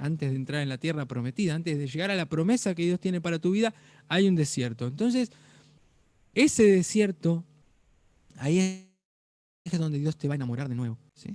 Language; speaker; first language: Spanish; native; Spanish